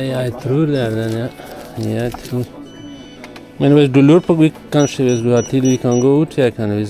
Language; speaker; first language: Norwegian; non-native, learner; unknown